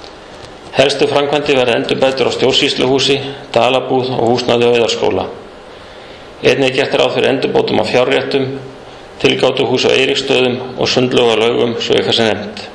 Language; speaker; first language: Icelandic; native; Icelandic